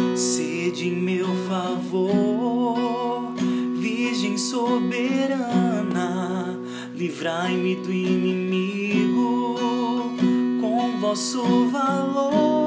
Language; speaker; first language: Portuguese; native; Portuguese